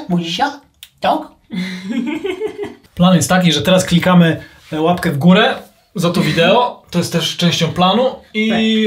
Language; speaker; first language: Polish; native; Polish